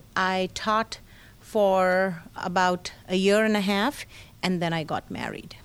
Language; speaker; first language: English; non-native, local second language; Hindi